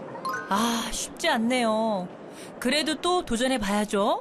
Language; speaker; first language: Korean; native; Korean